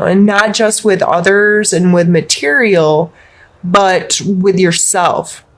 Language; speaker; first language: English; native; English